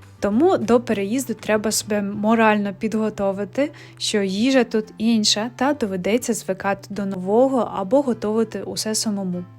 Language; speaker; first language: Ukrainian; native; Ukrainian